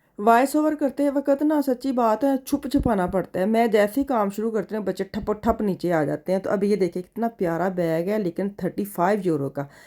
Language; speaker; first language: Urdu; non-native, local second language; Punjabi